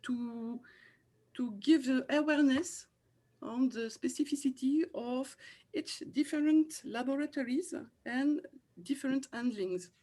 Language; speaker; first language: English; non-native, fluent; French